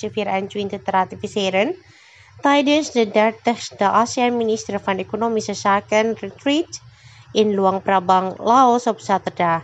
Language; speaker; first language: Dutch; non-native, fluent; Indonesian